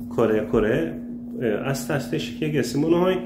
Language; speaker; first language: Bangla; non-native, learner; Turkish